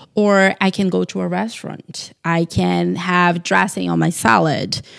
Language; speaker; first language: English; non-native, fluent; Portuguese